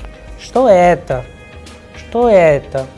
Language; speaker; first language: Russian; non-native, fluent; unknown